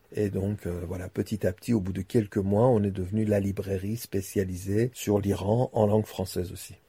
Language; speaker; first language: French; non-native, fluent; Persian